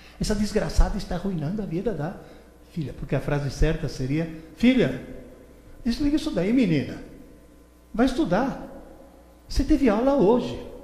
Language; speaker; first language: Portuguese; early bilingual, other home language; Italian